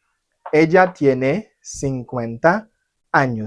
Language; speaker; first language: Spanish; non-native, fluent; Haitian Creole